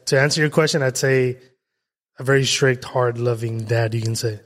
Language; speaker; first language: English; early bilingual, other home language; Spanish